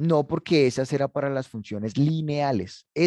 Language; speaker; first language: Spanish; native; Spanish